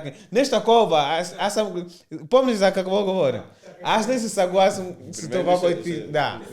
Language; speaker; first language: Bulgarian; non-native, learner; Portuguese